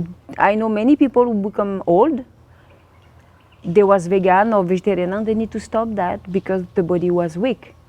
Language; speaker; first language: English; non-native, learner; French